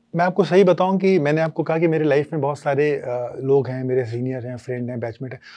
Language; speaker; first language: Hindi; native; Hindi